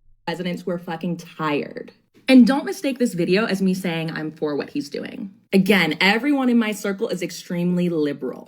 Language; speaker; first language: English; native; English